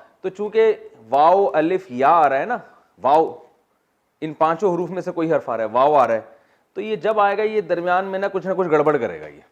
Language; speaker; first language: Urdu; native; Urdu